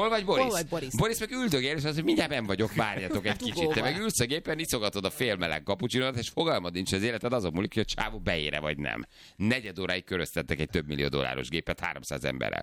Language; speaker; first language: Hungarian; native; Hungarian